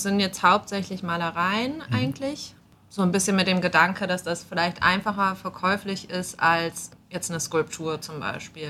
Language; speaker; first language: German; native; German